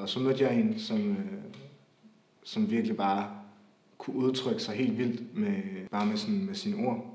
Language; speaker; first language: Danish; native; Danish